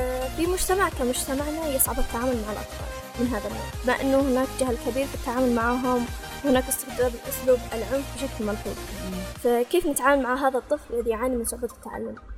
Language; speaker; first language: Arabic; native; Arabic